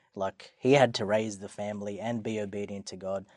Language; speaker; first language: English; native; English